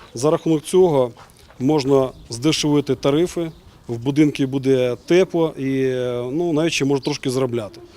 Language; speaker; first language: Ukrainian; native; Ukrainian